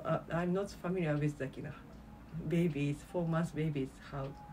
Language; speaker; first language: English; non-native, learner; Japanese